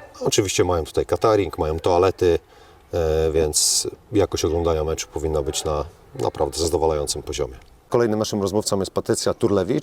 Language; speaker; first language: Polish; native; Polish